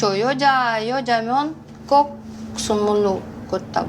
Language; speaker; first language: Korean; non-native, fluent; Russian